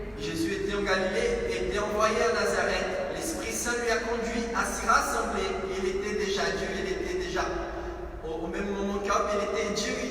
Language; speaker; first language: French; non-native, fluent; Portuguese